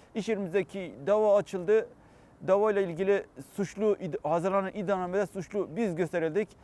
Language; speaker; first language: Turkish; non-native, local second language; Kurdish